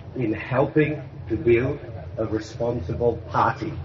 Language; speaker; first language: English; non-native, local second language; Chinese